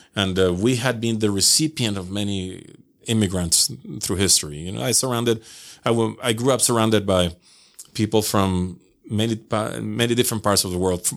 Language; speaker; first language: English; non-native, fluent; Spanish